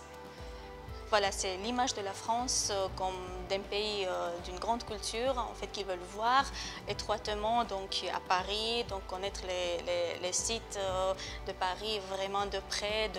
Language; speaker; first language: French; non-native, fluent; Georgian